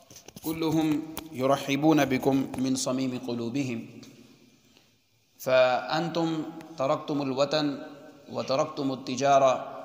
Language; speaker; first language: Arabic; non-native, fluent; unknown